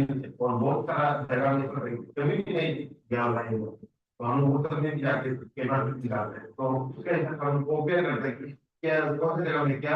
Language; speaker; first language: Hindi; non-native, local second language; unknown